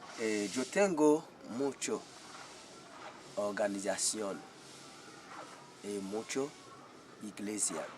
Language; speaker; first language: Spanish; non-native, learner; Haitian Creole